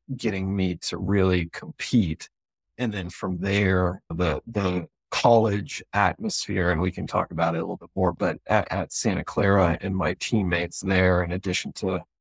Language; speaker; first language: English; native; English